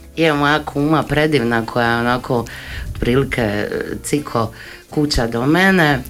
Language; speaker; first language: Croatian; native; Croatian